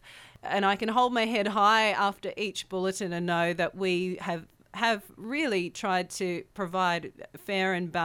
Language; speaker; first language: English; native; English